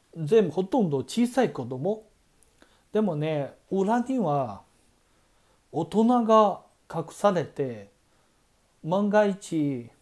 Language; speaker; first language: Japanese; non-native, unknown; Chinese